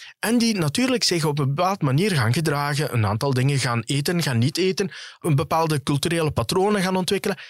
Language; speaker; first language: Dutch; early bilingual, other home language; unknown